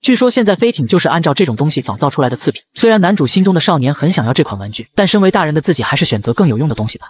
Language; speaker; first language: Chinese; native; Chinese